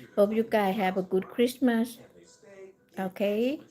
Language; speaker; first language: English; non-native, learner; Thai